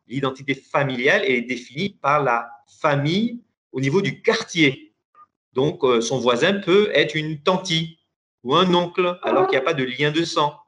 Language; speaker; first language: French; non-native, local second language; Persian